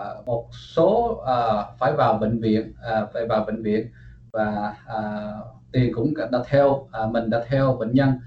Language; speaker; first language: Vietnamese; early bilingual, heritage; Vietnamese